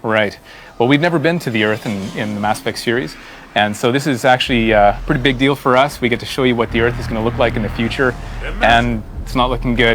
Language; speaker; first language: English; native; English